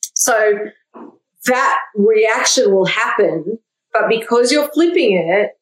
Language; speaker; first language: English; native; English